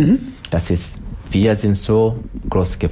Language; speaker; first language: German; non-native, learner; Swahili